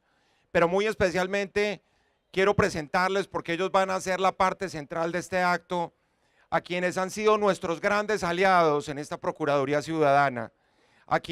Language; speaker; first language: Spanish; native; Spanish